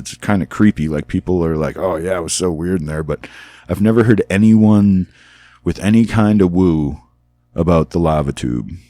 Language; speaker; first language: English; native; English